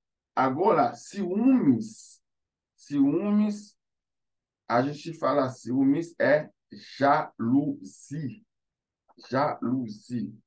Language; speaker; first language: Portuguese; non-native, fluent; Haitian Creole